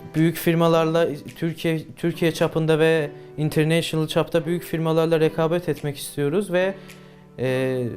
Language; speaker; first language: Turkish; non-native, fluent; Persian